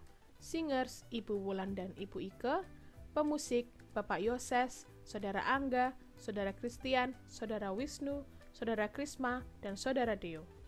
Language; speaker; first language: Indonesian; native; Indonesian